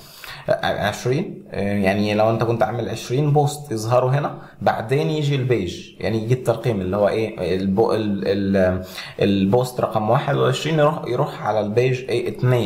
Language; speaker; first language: Arabic; native; Arabic